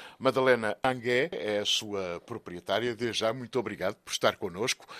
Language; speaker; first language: Portuguese; native; Portuguese